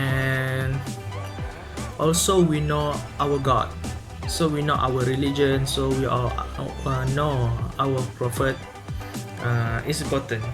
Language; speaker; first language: English; non-native, learner; Malay